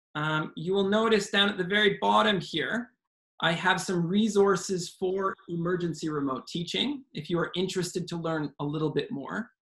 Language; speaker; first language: English; native; English